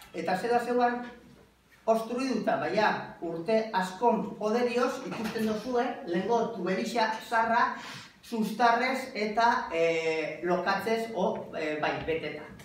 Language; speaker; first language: Basque; native; Basque